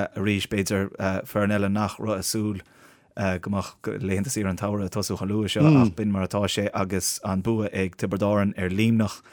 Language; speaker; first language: Irish; native; Irish